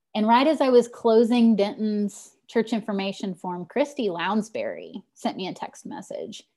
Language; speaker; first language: English; native; English